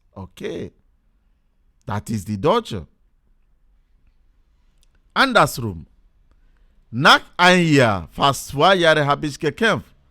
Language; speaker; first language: German; non-native, learner; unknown